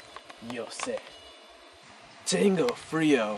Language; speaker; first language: Spanish; non-native, learner; English